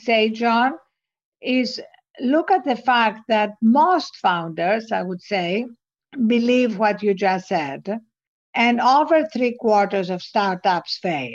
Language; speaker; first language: English; non-native, fluent; Greek